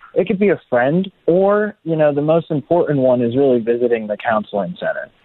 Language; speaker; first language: English; native; English